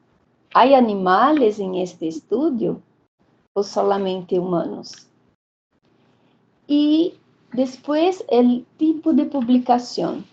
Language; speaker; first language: Spanish; non-native, fluent; Portuguese